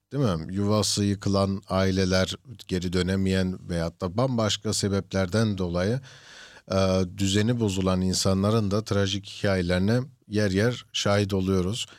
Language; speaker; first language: Turkish; early bilingual, heritage; Turkish